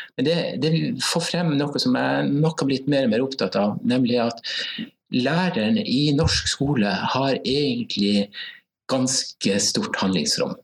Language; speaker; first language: Norwegian; native; Norwegian